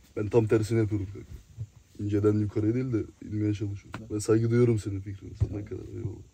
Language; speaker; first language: Turkish; early bilingual, heritage; Turkish